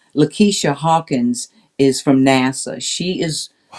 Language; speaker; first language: English; native; English